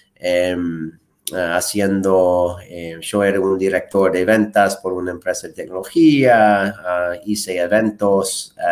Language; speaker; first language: Spanish; non-native, fluent; English